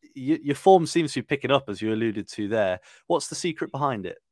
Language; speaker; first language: English; native; English